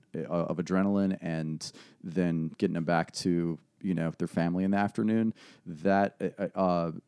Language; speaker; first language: English; native; English